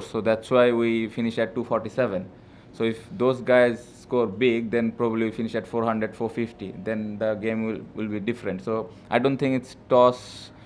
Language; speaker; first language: English; non-native, local second language; Bangla